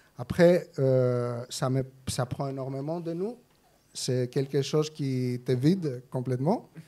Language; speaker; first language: French; non-native, fluent; Greek